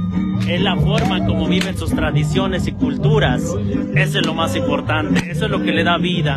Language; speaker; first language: Spanish; native; Spanish